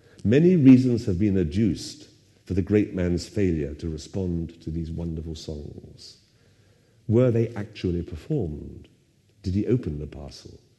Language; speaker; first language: English; native; English